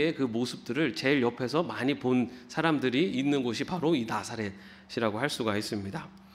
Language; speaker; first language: Korean; native; Korean